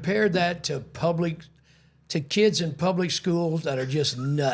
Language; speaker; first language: English; native; English